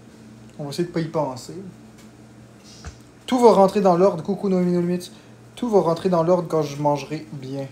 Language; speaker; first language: French; native; French